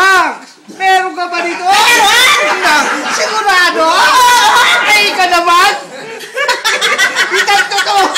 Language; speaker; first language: Filipino; non-native, local second language; Pampanga